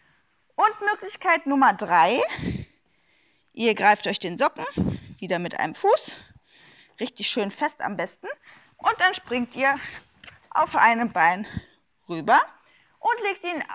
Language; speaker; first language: German; native; German